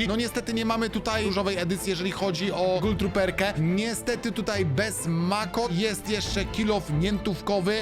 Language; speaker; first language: Polish; native; Polish